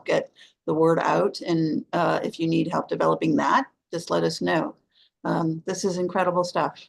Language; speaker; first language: English; native; English